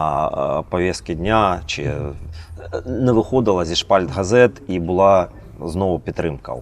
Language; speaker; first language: Ukrainian; native; Ukrainian